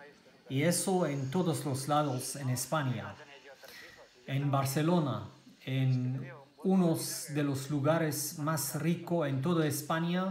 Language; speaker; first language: Spanish; non-native, learner; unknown